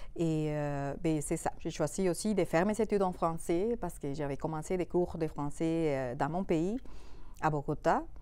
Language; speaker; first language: French; non-native, fluent; Spanish